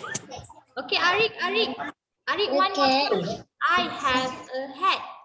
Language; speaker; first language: English; non-native, local second language; Malay